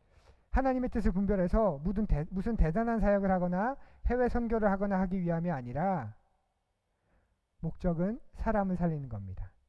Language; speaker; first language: Korean; native; Korean